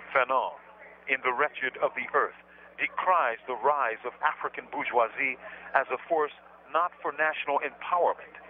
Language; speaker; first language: English; native; English